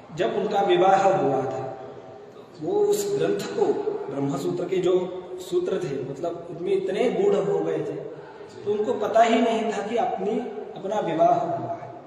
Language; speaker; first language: Hindi; non-native, local second language; Marathi